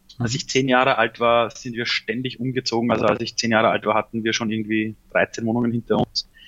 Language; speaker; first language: German; early bilingual, other home language; Persian